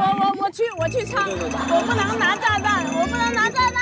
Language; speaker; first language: Chinese; native; Chinese